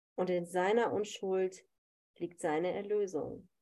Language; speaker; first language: German; native; German